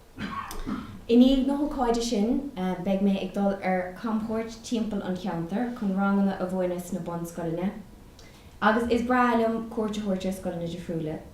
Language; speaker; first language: Irish; non-native, local second language; English